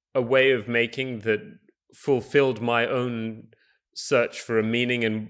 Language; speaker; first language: English; native; English